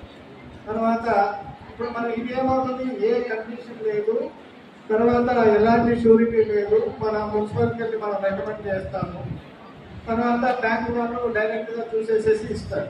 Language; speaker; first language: Telugu; native; Telugu